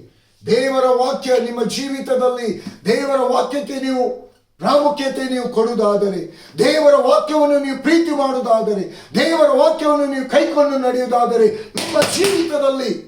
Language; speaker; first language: Kannada; native; Kannada